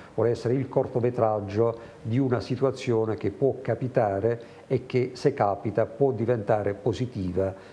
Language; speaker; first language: Italian; native; Italian